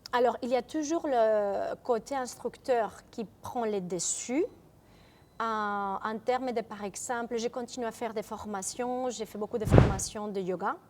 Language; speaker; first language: French; non-native, fluent; Spanish